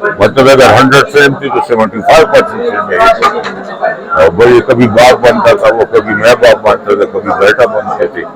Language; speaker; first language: Urdu; non-native, local second language; Pashto